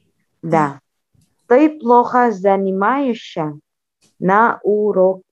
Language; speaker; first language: Russian; non-native, fluent; Indonesian